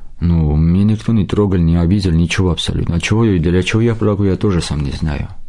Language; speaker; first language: Russian; non-native, local second language; Armenian